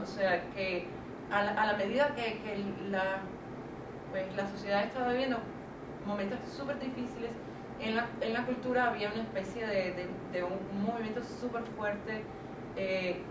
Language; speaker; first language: Spanish; native; Spanish